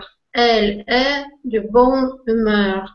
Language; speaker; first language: French; non-native, learner; Russian